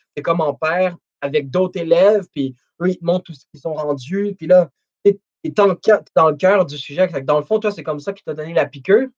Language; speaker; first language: French; native; French